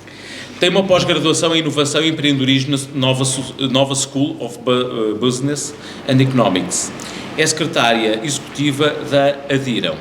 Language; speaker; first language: Portuguese; native; Portuguese